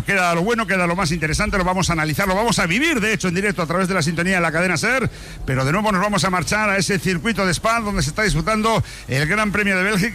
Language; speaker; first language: Spanish; native; Spanish